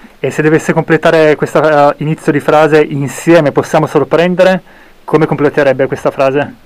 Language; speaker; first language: Italian; native; Italian